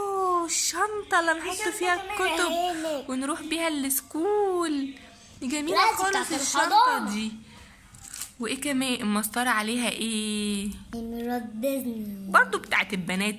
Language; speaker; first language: Arabic; native; Arabic